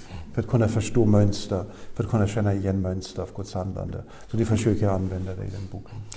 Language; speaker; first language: Swedish; non-native, fluent; German